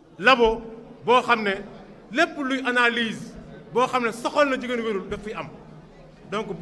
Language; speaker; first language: Wolof; native; Wolof